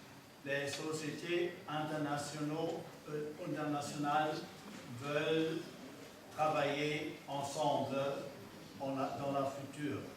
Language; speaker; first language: French; non-native, learner; German